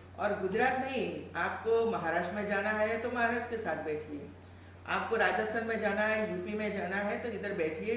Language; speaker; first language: Hindi; non-native, local second language; Gujarati